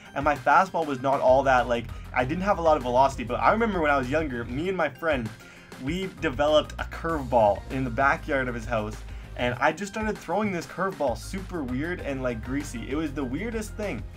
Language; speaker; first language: English; native; English